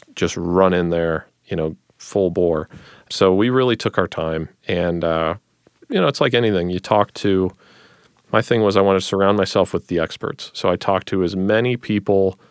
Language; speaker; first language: English; native; English